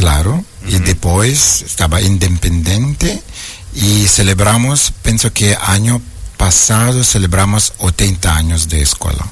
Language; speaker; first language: Portuguese; non-native, learner; Ukrainian